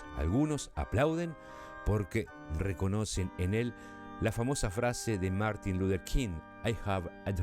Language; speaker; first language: Spanish; native; Spanish